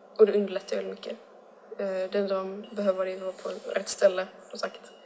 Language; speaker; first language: Swedish; native; Swedish